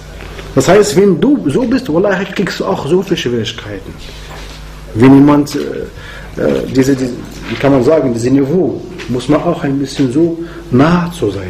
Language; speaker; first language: German; non-native, fluent; Arabic